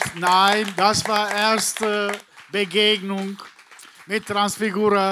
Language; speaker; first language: German; non-native, learner; Turkish